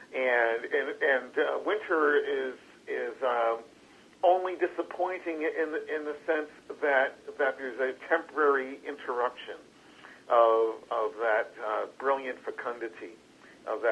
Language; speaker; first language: English; native; English